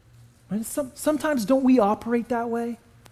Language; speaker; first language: English; native; English